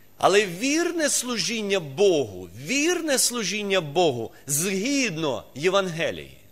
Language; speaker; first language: Ukrainian; non-native, local second language; Russian